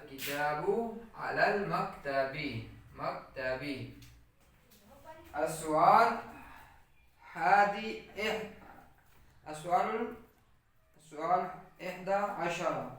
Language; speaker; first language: Arabic; non-native, fluent; Urdu